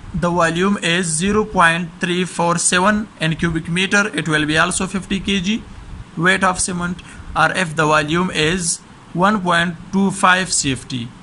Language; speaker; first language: English; non-native, local second language; Urdu